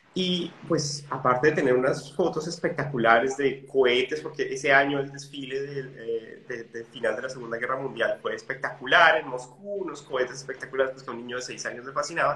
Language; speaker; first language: Spanish; native; Spanish